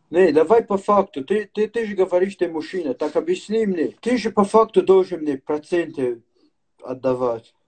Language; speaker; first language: Russian; native; Russian